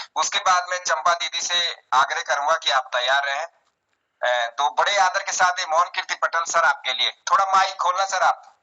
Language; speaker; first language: Hindi; non-native, local second language; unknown